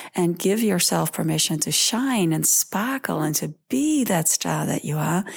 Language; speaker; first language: English; early bilingual, other home language; Dutch